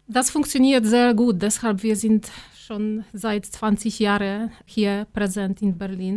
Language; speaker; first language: German; non-native, fluent; Polish